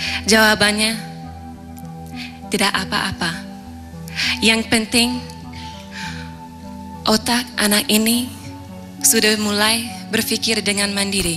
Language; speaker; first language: Malay; non-native, fluent; English